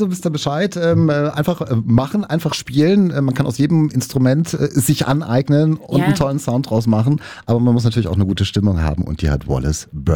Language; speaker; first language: German; native; German